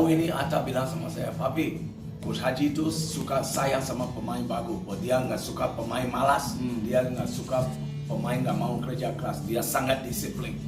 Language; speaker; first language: Indonesian; non-native, fluent; English